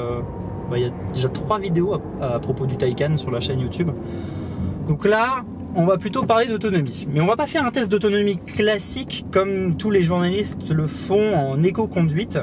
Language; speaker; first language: French; native; French